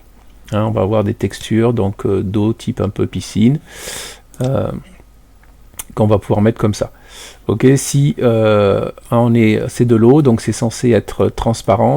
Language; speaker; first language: French; native; French